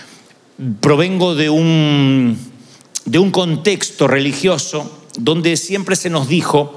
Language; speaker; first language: Spanish; native; Spanish